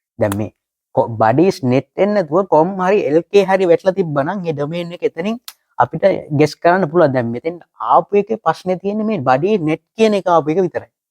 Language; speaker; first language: Sinhala; native; Sinhala